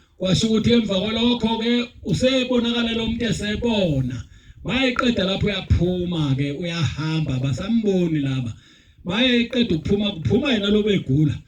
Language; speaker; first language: Zulu; native; Zulu